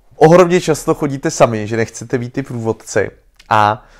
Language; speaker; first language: Czech; native; Czech